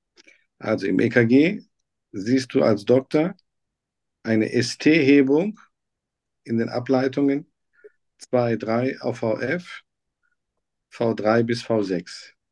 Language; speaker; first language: German; non-native, fluent; Turkish